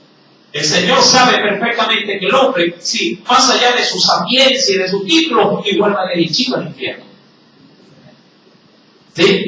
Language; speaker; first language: Spanish; native; Spanish